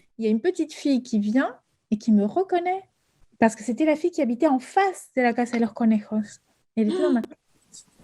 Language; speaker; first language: French; early bilingual, other home language; Spanish